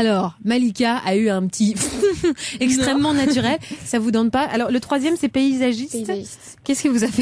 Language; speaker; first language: French; native; French